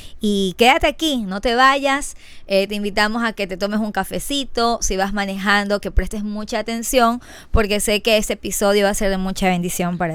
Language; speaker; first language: Spanish; native; Spanish